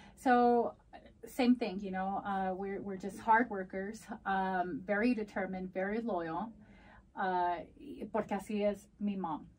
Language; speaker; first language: English; early bilingual, other home language; Spanish